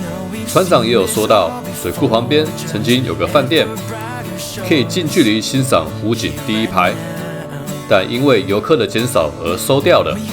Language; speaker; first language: Chinese; native; Chinese